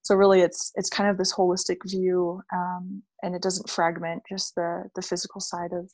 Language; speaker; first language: English; native; English